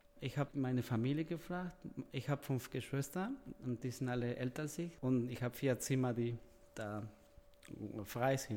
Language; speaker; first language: German; non-native, fluent; Spanish